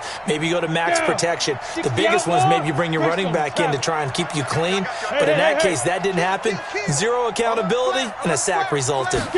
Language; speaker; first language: English; native; English